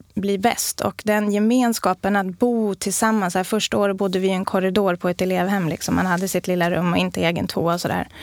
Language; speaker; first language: Swedish; native; Swedish